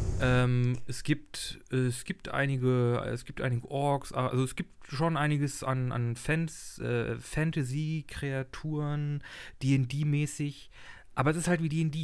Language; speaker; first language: German; native; German